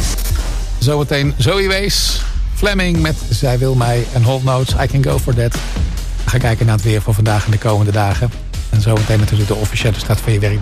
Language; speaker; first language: Dutch; native; Dutch